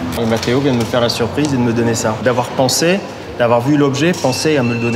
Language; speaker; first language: French; native; French